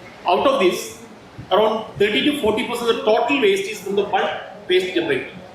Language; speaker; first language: English; non-native, local second language; Malayalam